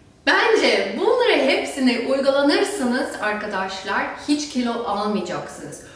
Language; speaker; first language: Turkish; non-native, fluent; German